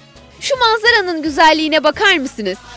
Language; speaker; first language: Turkish; native; Turkish